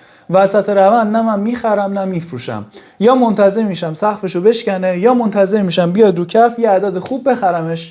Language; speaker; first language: Persian; native; Persian